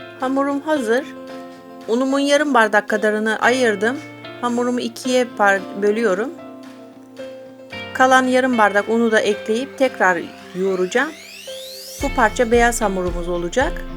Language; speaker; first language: Turkish; native; Turkish